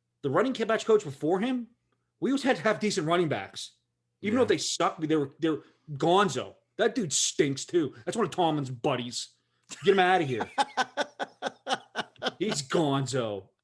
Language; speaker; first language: English; native; English